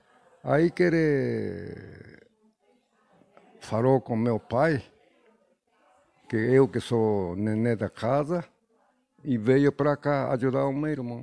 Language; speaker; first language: Portuguese; non-native, learner; Japanese